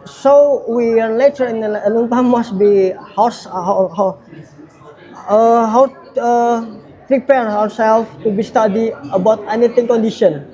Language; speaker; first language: English; non-native, learner; Indonesian